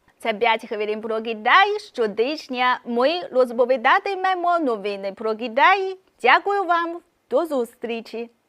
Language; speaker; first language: Ukrainian; non-native, fluent; Chinese